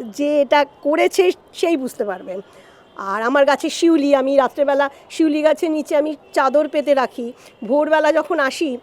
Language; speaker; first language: Bangla; native; Bangla